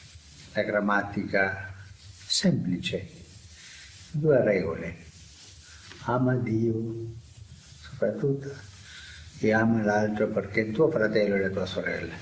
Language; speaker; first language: Italian; non-native, fluent; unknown